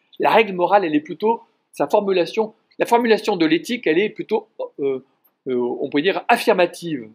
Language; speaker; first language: French; native; French